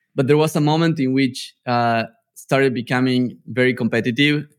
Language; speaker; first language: English; non-native, fluent; Spanish